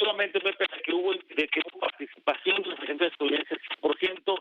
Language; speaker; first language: Spanish; native; Spanish